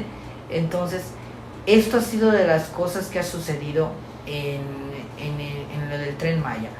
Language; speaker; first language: Spanish; native; Spanish